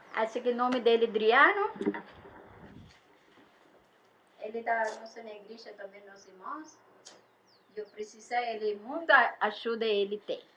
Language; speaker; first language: Portuguese; non-native, learner; Malayalam